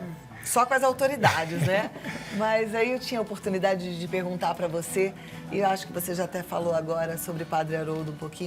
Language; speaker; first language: Portuguese; native; Portuguese